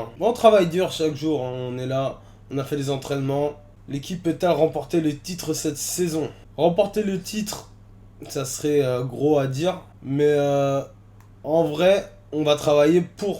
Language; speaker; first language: French; native; French